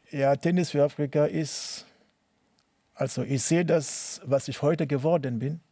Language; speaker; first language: German; non-native, learner; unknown